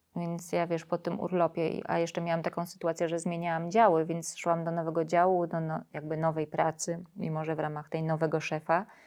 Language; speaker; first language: Polish; native; Polish